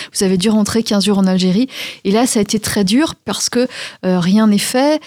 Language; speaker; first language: French; native; French